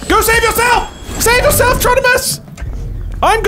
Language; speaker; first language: English; native; English